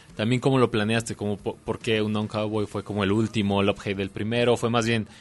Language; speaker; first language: Spanish; native; Spanish